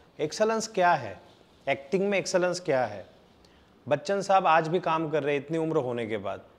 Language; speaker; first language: Hindi; native; Hindi